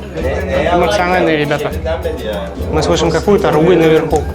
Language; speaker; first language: Russian; native; Russian